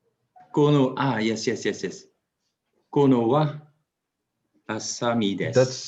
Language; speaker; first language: Japanese; non-native, learner; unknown